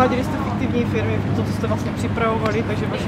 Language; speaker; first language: Czech; native; Czech